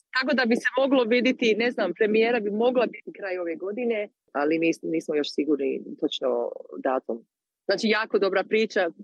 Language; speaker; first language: Croatian; early bilingual, heritage; Croatian